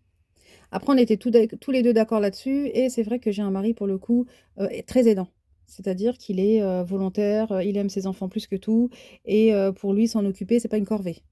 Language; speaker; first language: French; native; French